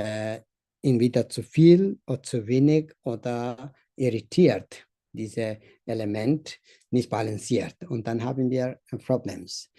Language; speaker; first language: German; non-native, learner; Tibetan